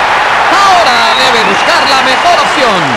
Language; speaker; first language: Spanish; native; Spanish